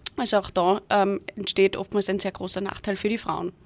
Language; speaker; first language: German; native; German